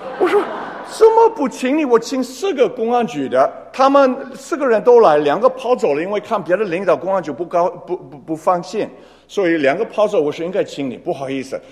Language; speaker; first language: Chinese; non-native, fluent; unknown